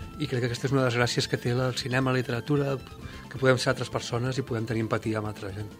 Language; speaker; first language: Catalan; native; Catalan